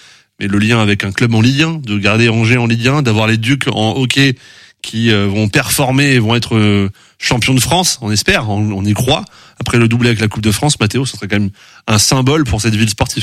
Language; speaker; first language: French; native; French